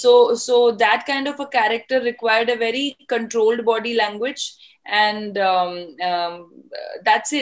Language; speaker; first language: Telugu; non-native, fluent; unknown